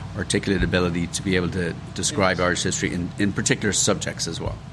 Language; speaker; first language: English; native; English